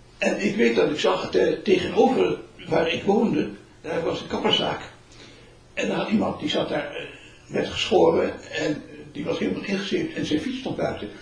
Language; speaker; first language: Dutch; early bilingual, other home language; Malay